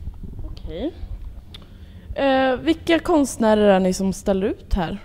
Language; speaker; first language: Swedish; native; Swedish